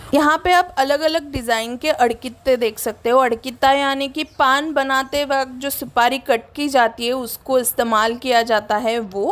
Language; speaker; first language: Hindi; non-native, local second language; Marathi